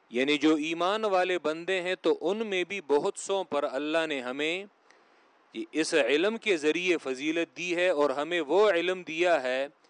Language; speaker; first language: Urdu; non-native, local second language; Pashto